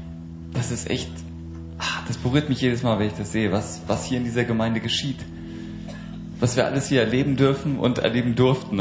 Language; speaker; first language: German; native; German